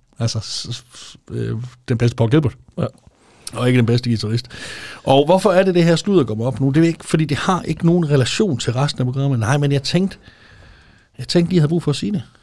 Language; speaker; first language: Danish; native; Danish